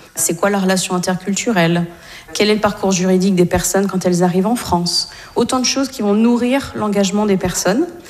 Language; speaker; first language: French; native; French